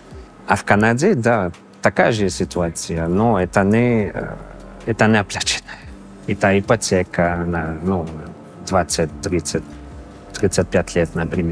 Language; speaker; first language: Russian; non-native, fluent; English